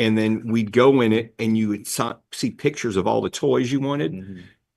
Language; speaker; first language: English; native; English